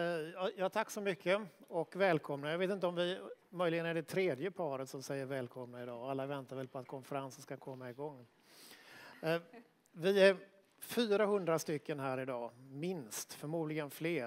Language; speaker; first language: Swedish; native; Swedish